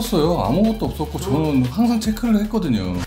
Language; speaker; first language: Korean; native; Korean